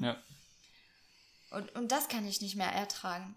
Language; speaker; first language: German; non-native, fluent; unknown